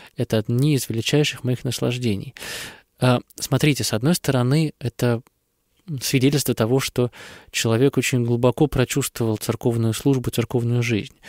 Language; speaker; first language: Russian; native; Russian